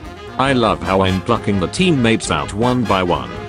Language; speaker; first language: English; native; English